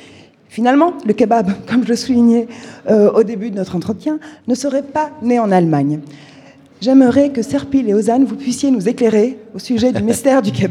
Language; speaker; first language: French; native; French